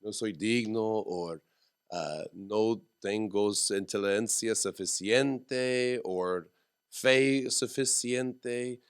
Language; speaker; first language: Spanish; non-native, learner; English